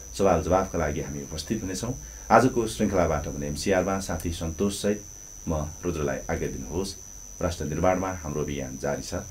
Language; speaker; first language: Nepali; native; Nepali